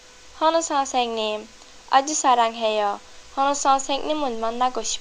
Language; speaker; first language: Korean; non-native, learner; Turkish